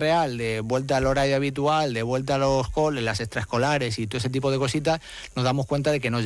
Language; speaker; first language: Spanish; native; Spanish